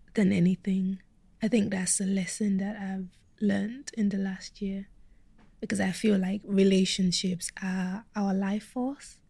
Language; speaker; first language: English; non-native, local second language; Yoruba